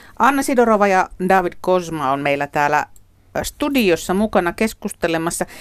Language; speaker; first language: Finnish; native; Finnish